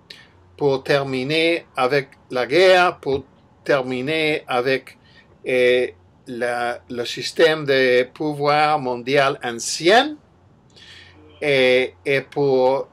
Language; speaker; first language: French; non-native, learner; English